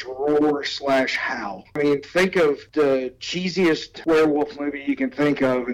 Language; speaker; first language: English; native; English